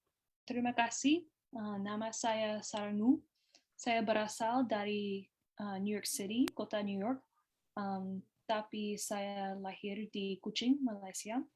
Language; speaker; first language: Indonesian; non-native, learner; English